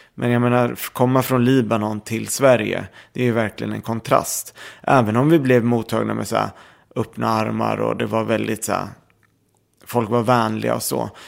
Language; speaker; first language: Swedish; early bilingual, other home language; Arabic